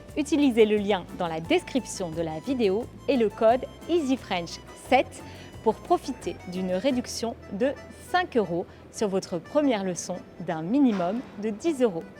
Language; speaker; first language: French; native; French